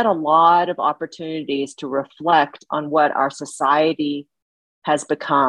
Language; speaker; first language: English; early bilingual, other home language; Chinese